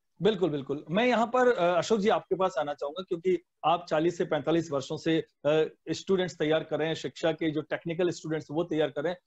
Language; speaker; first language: Hindi; native; Hindi